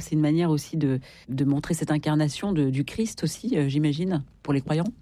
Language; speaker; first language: French; native; French